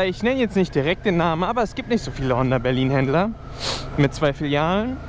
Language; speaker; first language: German; native; German